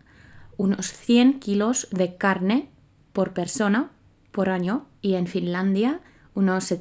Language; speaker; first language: Spanish; non-native, fluent; Finnish